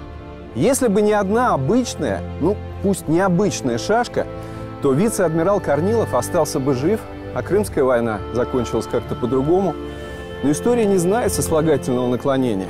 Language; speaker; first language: Russian; native; Russian